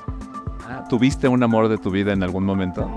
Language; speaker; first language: Spanish; native; Spanish